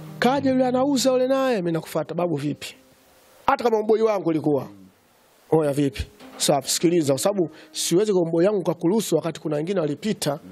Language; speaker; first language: Swahili; native; Swahili